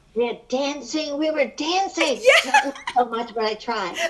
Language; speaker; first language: English; early bilingual, other home language; Hungarian